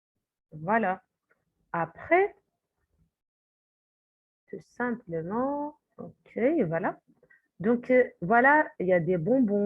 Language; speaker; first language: French; non-native, fluent; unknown